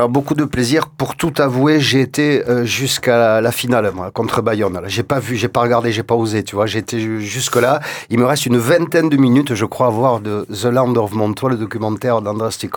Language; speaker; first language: French; native; French